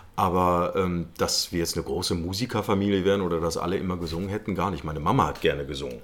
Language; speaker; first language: German; early bilingual, other home language; Arabic